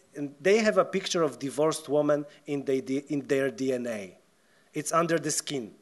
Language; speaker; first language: English; non-native, fluent; Polish